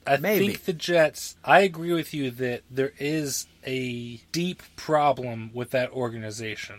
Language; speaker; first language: English; native; English